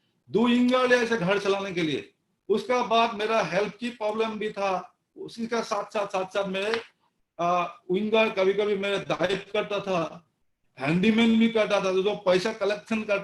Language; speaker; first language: Hindi; non-native, local second language; Assamese